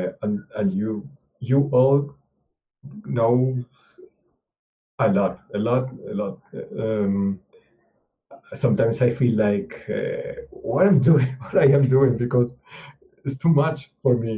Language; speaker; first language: English; non-native, learner; Spanish